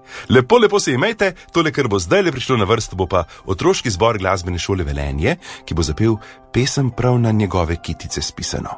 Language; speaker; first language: Slovenian; native; Slovenian